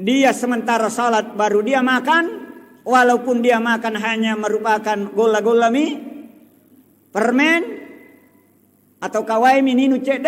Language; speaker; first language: Indonesian; non-native, local second language; Buginese